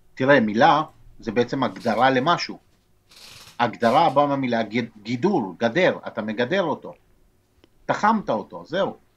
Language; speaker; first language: Hebrew; non-native, fluent; Spanish